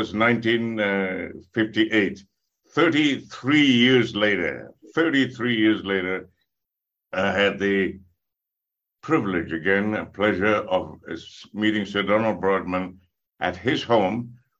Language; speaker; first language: English; non-native, local second language; Tamil